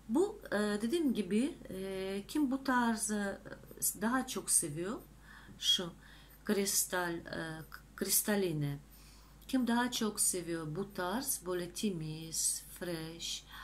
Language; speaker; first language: Turkish; non-native, fluent; Russian